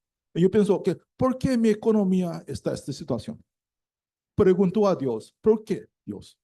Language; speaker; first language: Spanish; non-native, learner; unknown